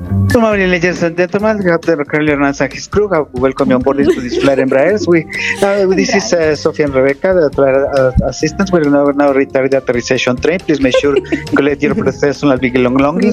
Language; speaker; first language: English; non-native, fluent; Spanish